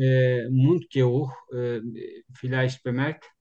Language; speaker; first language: German; non-native, learner; Turkish